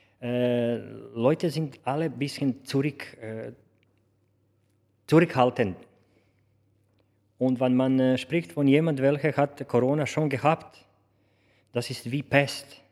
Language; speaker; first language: German; non-native, learner; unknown